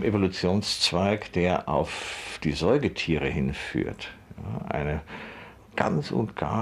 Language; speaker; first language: German; native; German